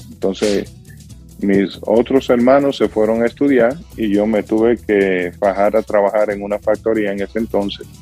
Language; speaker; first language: Spanish; native; Spanish